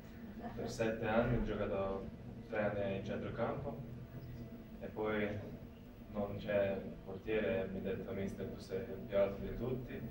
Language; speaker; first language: Italian; non-native, learner; Latvian